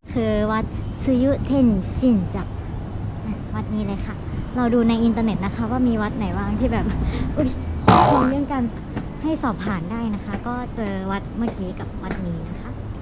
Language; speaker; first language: Thai; native; Thai